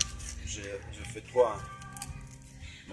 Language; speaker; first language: French; non-native, fluent; Russian